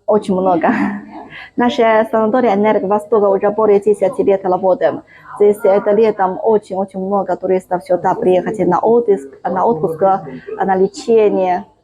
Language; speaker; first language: Russian; non-native, learner; Chinese